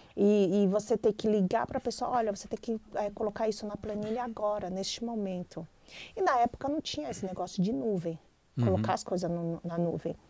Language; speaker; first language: Portuguese; early bilingual, other home language; Chinese